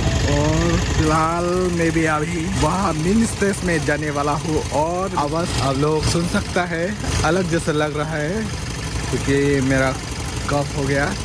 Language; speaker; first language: Hindi; non-native, local second language; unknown